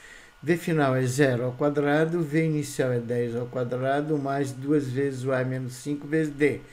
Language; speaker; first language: Portuguese; native; Portuguese